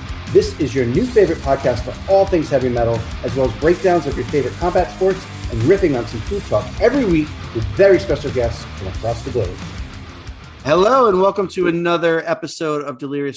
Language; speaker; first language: English; native; English